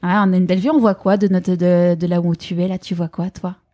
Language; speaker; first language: French; native; French